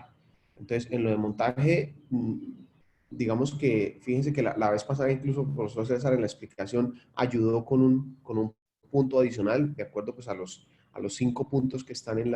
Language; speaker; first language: Spanish; native; Spanish